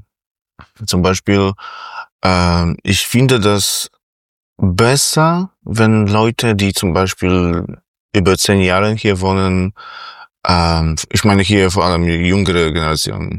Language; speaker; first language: German; non-native, fluent; Polish